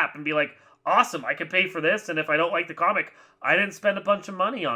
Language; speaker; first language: English; native; English